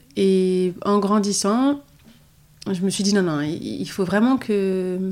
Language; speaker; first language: French; native; French